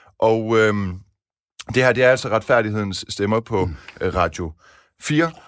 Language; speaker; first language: Danish; early bilingual, other home language; Persian